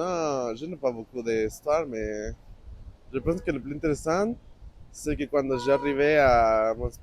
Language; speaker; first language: French; non-native, learner; Spanish